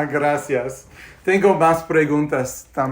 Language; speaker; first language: Spanish; non-native, fluent; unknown